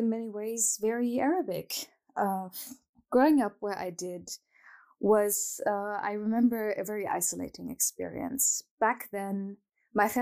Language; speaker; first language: English; non-native, fluent; Arabic